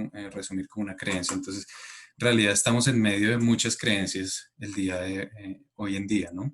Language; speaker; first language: Spanish; native; Spanish